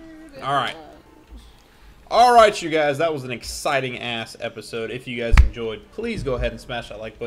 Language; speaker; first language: English; native; English